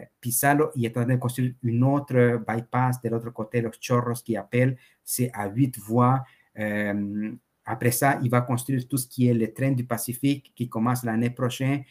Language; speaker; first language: French; non-native, fluent; Spanish